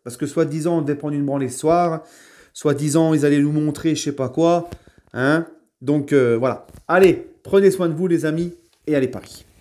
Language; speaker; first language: French; native; French